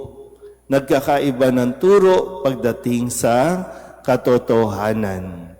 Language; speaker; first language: Filipino; native; Filipino